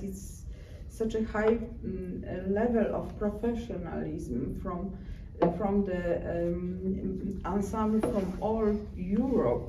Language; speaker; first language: English; non-native, learner; Polish